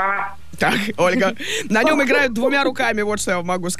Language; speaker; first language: Russian; native; Russian